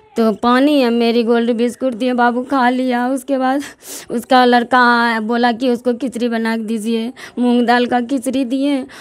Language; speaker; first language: Hindi; native; Hindi